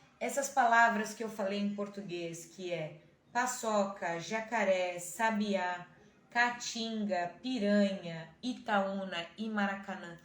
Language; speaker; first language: Portuguese; native; Portuguese